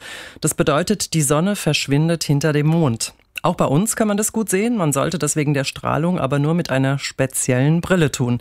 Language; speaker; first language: German; native; German